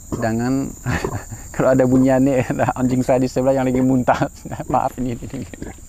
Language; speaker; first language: Indonesian; non-native, fluent; French